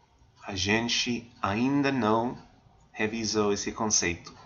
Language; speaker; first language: Portuguese; non-native, fluent; English